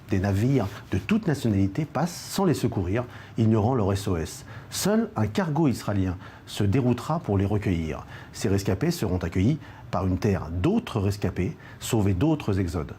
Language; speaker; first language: French; native; French